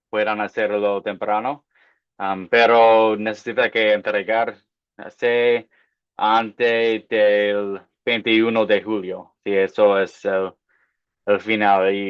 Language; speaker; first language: Spanish; non-native, fluent; English